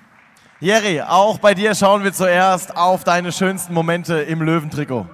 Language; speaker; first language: German; native; German